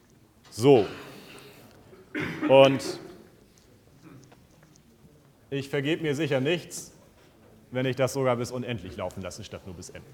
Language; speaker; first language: German; native; German